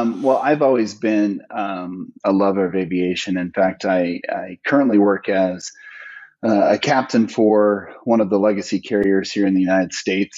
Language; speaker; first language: English; native; English